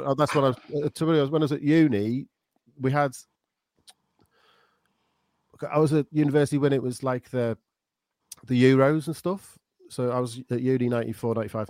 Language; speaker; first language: English; native; English